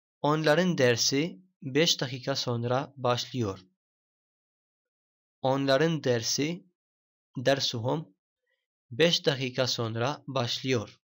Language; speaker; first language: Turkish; non-native, fluent; Arabic